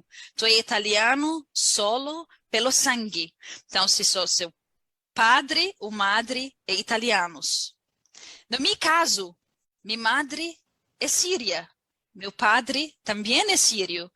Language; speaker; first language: Portuguese; non-native, learner; Arabic